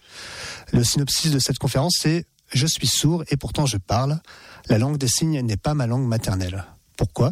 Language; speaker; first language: French; native; French